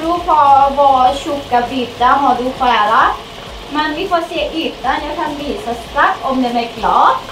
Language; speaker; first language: Swedish; non-native, learner; Thai